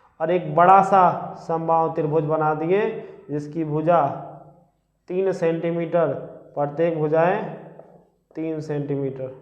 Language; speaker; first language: Hindi; native; Hindi